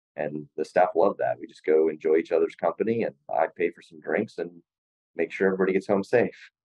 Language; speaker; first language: English; native; English